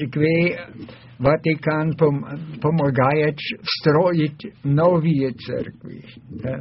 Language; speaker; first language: Russian; non-native, fluent; German